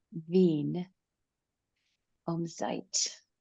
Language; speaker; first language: German; non-native, learner; English